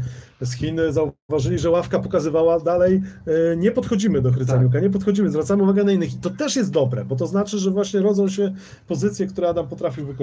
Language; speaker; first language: Polish; native; Polish